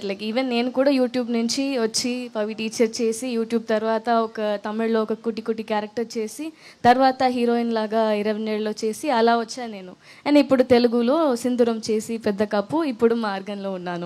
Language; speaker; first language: Telugu; non-native, fluent; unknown